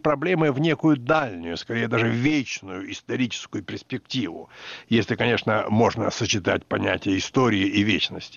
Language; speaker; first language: Russian; native; Russian